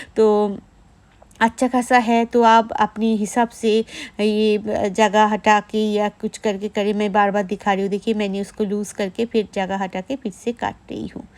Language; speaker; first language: Hindi; non-native, local second language; Bangla